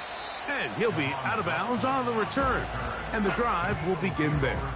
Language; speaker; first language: English; native; English